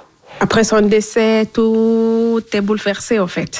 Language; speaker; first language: French; non-native, local second language; Fula